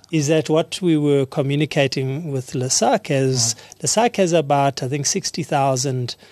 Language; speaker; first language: English; native; English